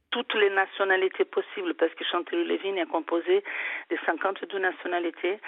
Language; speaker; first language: French; non-native, fluent; Portuguese